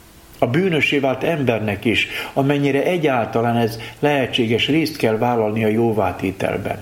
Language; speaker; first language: Hungarian; native; Hungarian